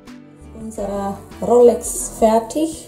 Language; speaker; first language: German; non-native, fluent; Swahili